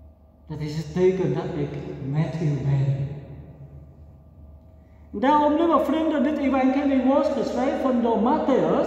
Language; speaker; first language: Dutch; non-native, fluent; Vietnamese